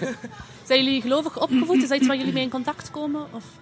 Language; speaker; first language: Dutch; native; Dutch